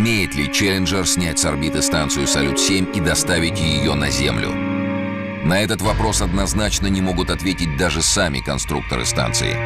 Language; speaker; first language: Russian; native; Russian